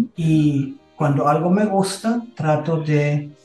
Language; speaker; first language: Spanish; non-native, fluent; German